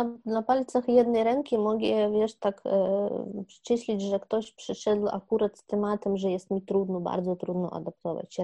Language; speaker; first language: Polish; non-native, fluent; Ukrainian